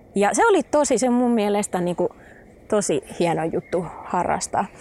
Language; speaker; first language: Finnish; non-native, fluent; Spanish